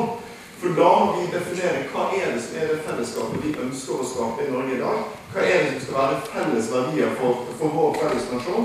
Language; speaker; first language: Norwegian; native; Norwegian